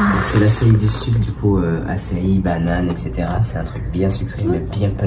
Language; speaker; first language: French; native; French